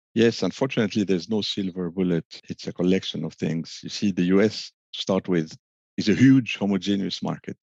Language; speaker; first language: English; non-native, fluent; French